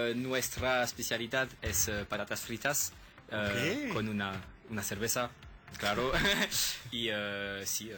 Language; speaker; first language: Spanish; non-native, learner; French